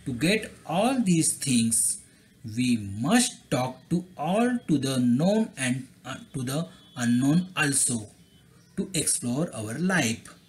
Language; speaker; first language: English; non-native, local second language; Marathi